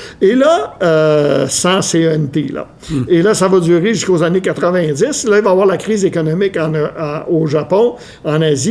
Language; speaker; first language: French; native; French